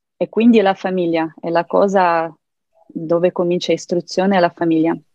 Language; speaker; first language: Italian; non-native, fluent; Ukrainian